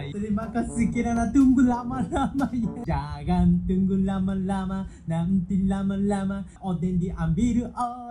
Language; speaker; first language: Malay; non-native, learner; Japanese